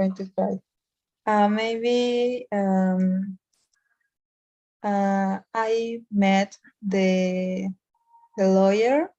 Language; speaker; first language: English; non-native, learner; Spanish